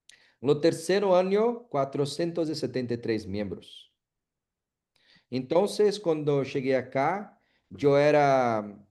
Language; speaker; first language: Spanish; non-native, learner; Portuguese